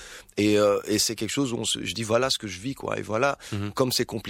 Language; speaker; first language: French; early bilingual, other home language; Arabic